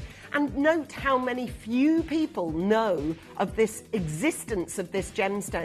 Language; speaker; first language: English; native; English